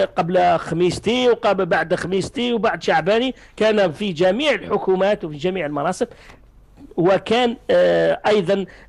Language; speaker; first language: Arabic; native; Arabic